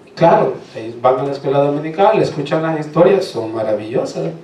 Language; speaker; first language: Spanish; native; Spanish